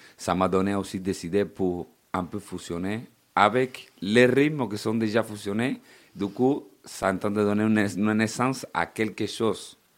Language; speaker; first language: French; non-native, fluent; Spanish